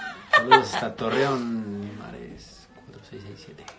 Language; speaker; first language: Spanish; native; Spanish